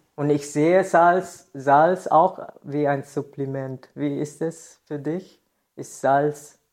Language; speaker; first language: German; non-native, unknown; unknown